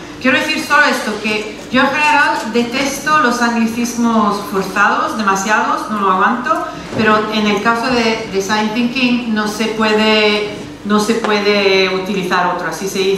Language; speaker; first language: Spanish; non-native, fluent; Italian